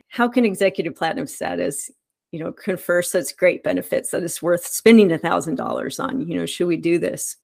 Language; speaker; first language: English; native; English